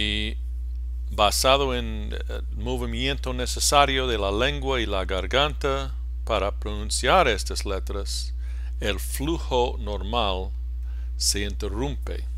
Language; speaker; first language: Spanish; non-native, fluent; English